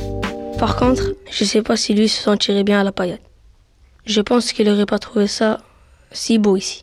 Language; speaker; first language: French; early bilingual, other home language; Arabic